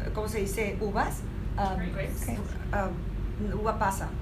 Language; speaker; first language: English; non-native, fluent; Spanish